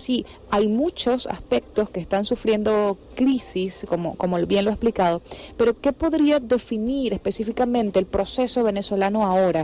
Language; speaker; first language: Spanish; native; Spanish